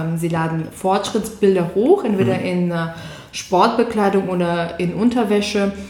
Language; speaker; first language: German; non-native, fluent; Bulgarian